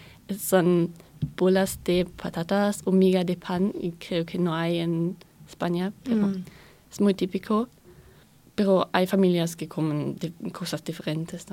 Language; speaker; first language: Spanish; non-native, learner; German